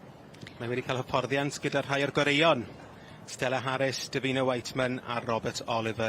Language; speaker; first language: Welsh; native; Welsh